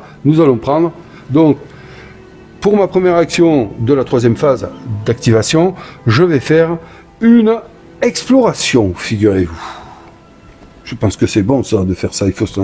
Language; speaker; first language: French; native; French